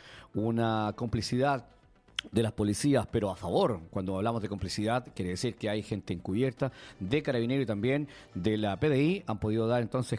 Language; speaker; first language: Spanish; native; Spanish